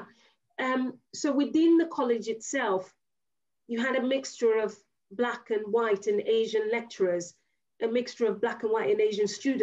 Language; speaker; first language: English; non-native, local second language; Yoruba